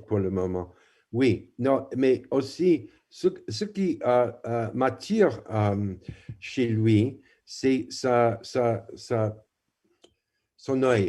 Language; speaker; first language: French; non-native, fluent; English